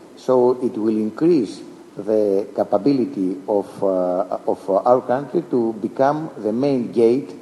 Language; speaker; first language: English; non-native, fluent; Greek